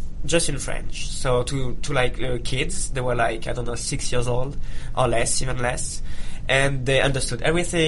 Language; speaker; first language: English; non-native, fluent; Italian